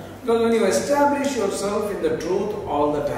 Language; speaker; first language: English; non-native, local second language; Tamil